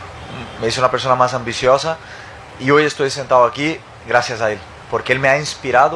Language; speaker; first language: Spanish; non-native, fluent; Portuguese